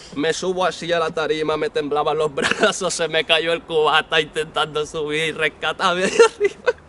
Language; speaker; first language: Spanish; native; Spanish